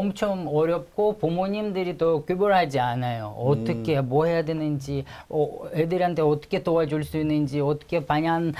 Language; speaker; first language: Korean; non-native, fluent; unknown